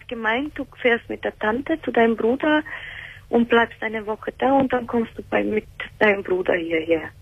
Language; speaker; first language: German; early bilingual, other home language; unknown